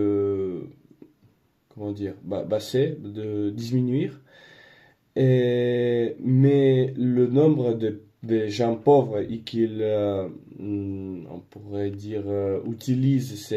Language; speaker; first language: French; non-native, learner; Spanish